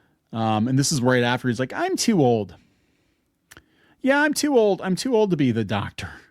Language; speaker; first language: English; native; English